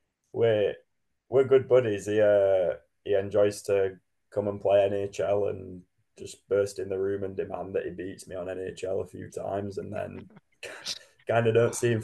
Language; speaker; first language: English; native; English